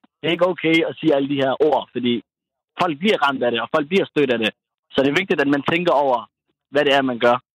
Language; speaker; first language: Danish; early bilingual, other home language; Somali